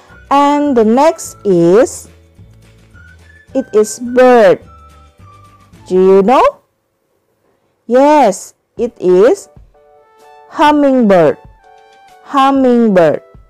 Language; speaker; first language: English; non-native, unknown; Indonesian